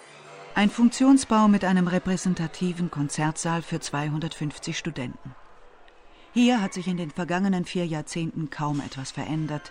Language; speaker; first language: German; native; German